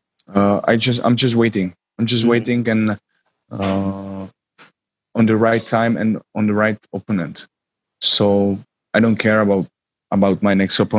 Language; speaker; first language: English; non-native, learner; Czech